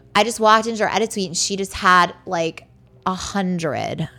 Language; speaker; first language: English; native; English